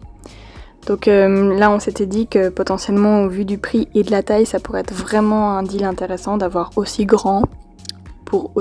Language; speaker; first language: French; native; French